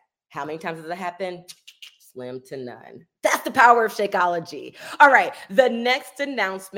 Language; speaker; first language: English; native; English